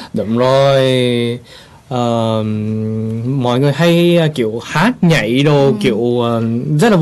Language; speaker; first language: Vietnamese; early bilingual, heritage; Vietnamese